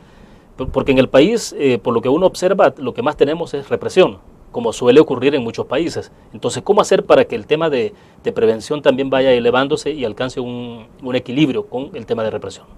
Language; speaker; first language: Spanish; native; Spanish